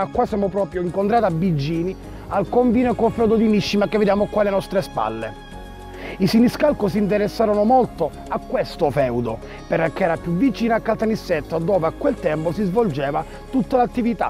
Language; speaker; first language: Italian; native; Italian